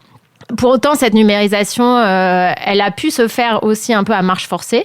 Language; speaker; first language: French; native; French